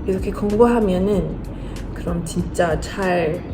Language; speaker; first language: Korean; non-native, fluent; English